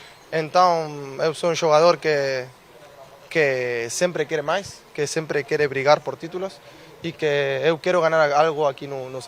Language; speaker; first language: Portuguese; non-native, fluent; Spanish